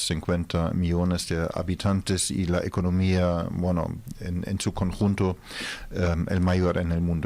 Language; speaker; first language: Spanish; non-native, fluent; German